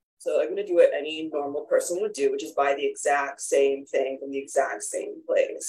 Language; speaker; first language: English; native; English